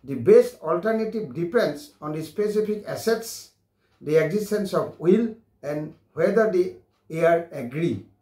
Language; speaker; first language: English; non-native, local second language; Assamese